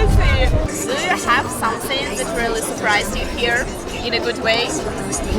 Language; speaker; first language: English; non-native, learner; Russian